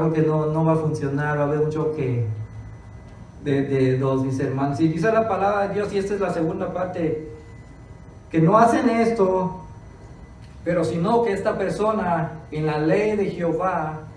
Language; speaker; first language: Spanish; early bilingual, other home language; English